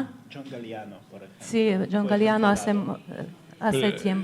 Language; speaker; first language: Spanish; non-native, fluent; Russian